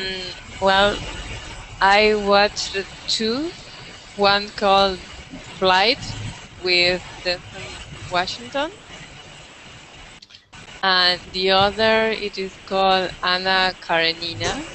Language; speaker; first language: English; non-native, learner; Spanish